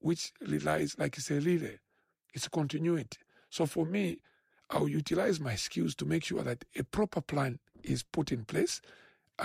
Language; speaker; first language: English; non-native, local second language; Bemba